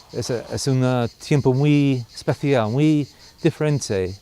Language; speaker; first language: Spanish; non-native, learner; English